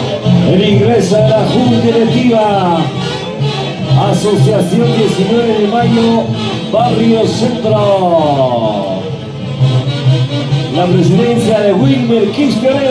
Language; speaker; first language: Spanish; native; Spanish